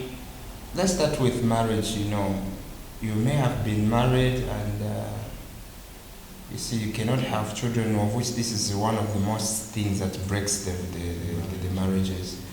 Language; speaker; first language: English; non-native, local second language; Bemba